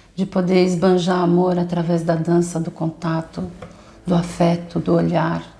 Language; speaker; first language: Portuguese; native; Portuguese